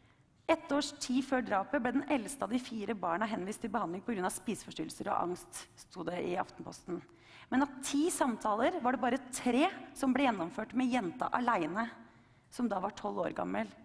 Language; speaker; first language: Norwegian; native; Norwegian